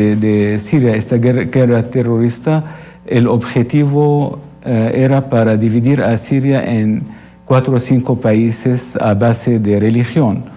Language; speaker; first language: Spanish; non-native, fluent; Arabic